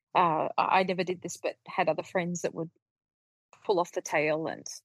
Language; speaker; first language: English; native; English